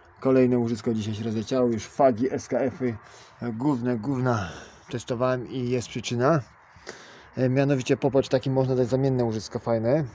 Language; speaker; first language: Polish; native; Polish